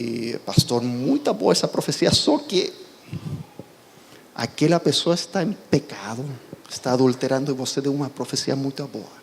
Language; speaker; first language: Portuguese; non-native, fluent; Spanish